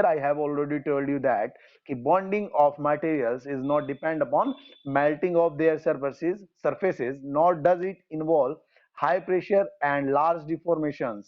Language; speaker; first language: English; non-native, local second language; Hindi